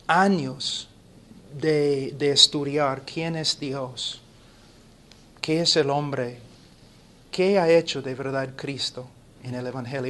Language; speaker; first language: Spanish; non-native, fluent; English